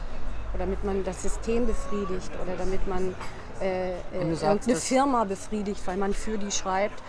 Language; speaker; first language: German; native; German